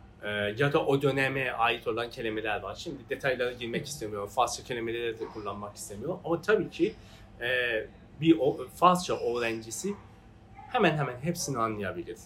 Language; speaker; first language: Turkish; non-native, fluent; Persian